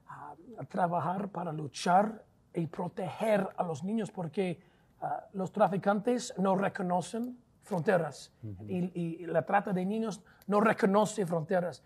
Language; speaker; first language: Spanish; non-native, fluent; English